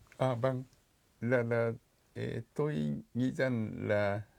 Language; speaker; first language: Vietnamese; non-native, fluent; Japanese